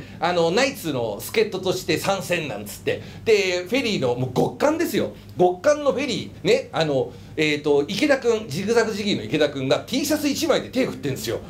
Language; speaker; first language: Japanese; native; Japanese